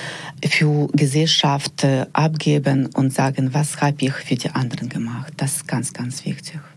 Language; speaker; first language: German; non-native, fluent; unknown